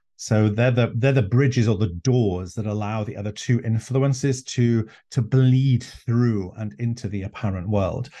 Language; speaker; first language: English; non-native, local second language; Welsh